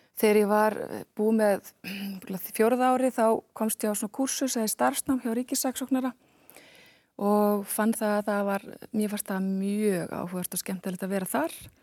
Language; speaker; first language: Icelandic; native; Icelandic